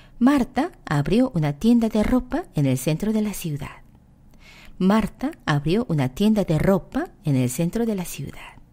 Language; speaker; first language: Spanish; non-native, fluent; Korean